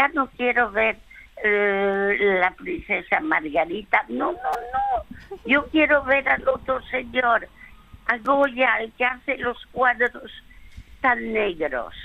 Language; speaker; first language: Spanish; early bilingual, other home language; French